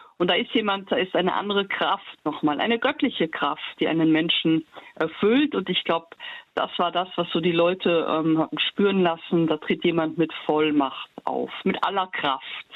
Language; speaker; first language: German; early bilingual, heritage; German